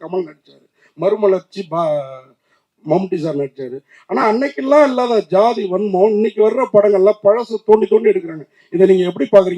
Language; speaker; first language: Tamil; native; Tamil